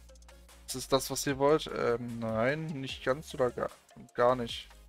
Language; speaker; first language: German; native; German